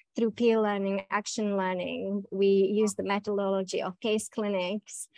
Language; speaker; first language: English; native; English